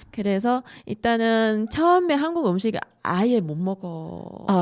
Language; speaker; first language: Korean; non-native, fluent; Vietnamese